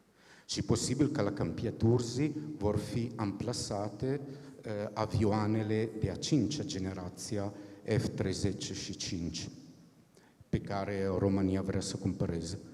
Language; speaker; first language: Romanian; non-native, fluent; Italian